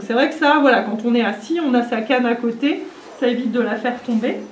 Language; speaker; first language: French; native; French